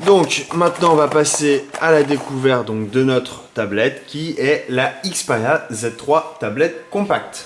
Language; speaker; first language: French; native; French